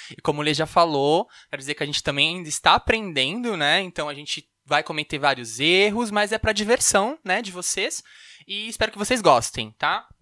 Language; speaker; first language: English; non-native, learner; Portuguese